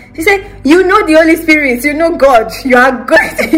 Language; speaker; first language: English; non-native, local second language; Yoruba